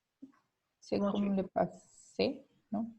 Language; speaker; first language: French; non-native, learner; Spanish